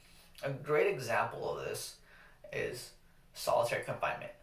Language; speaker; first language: English; native; English